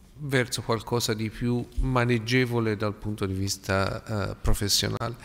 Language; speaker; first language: Italian; native; Italian